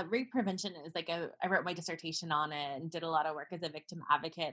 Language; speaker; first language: English; native; English